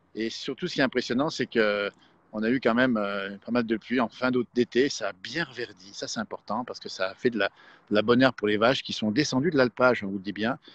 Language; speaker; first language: French; native; French